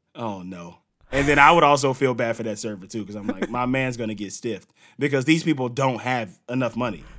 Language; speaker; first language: English; native; English